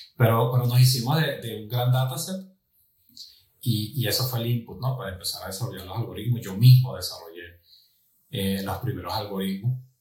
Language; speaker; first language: Spanish; native; Spanish